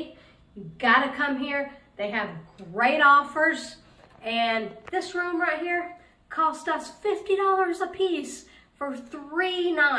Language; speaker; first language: English; native; English